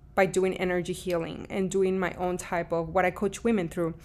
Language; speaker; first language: English; early bilingual, other home language; Spanish